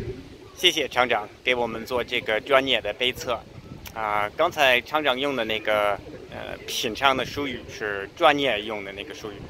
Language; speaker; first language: Chinese; non-native, fluent; English